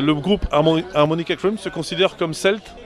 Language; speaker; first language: French; native; French